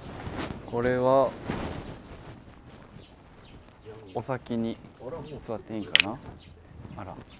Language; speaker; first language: Japanese; native; Japanese